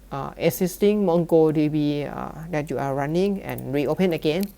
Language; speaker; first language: English; non-native, learner; Thai